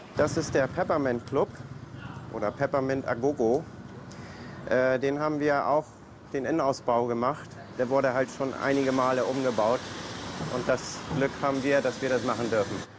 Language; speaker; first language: German; native; German